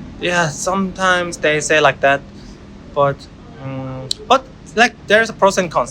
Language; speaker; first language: English; non-native, learner; Korean